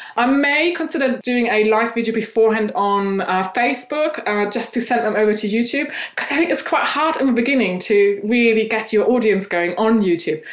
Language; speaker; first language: English; non-native, fluent; German